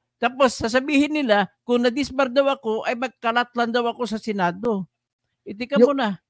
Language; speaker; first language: Filipino; non-native, local second language; Hiligaynon